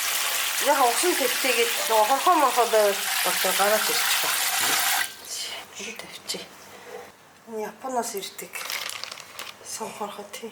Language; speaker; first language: Mongolian; non-native, fluent; Japanese